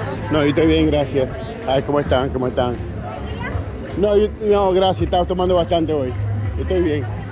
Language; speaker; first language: Spanish; non-native, learner; English